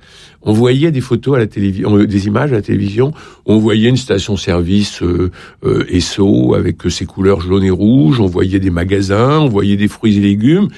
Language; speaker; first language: French; native; French